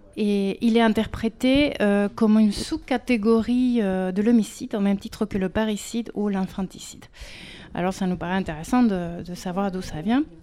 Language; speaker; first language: French; non-native, fluent; Spanish